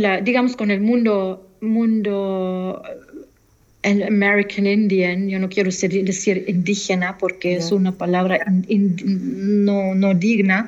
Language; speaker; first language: Spanish; non-native, fluent; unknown